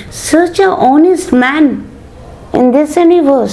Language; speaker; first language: English; non-native, local second language; Bangla